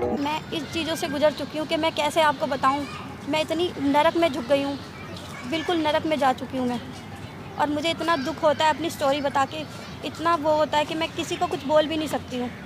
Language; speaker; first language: Hindi; non-native, local second language; Tamil